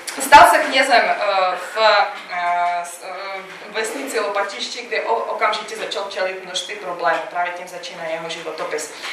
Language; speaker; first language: Czech; non-native, fluent; Russian